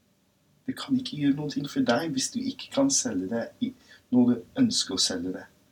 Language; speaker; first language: Norwegian; non-native, fluent; English